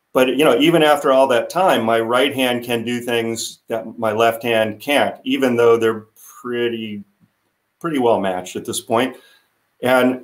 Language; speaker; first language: English; native; English